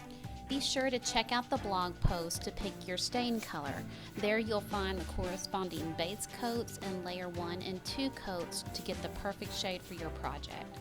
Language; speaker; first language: English; native; English